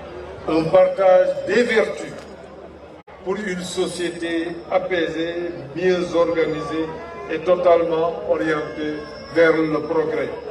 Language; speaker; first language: French; non-native, local second language; Wolof